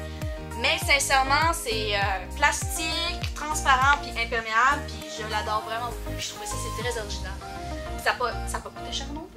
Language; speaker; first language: French; native; French